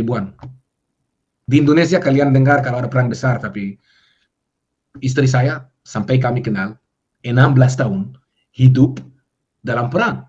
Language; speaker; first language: Indonesian; non-native, fluent; Hebrew